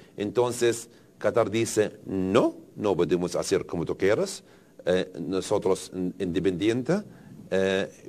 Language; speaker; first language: Spanish; non-native, learner; Arabic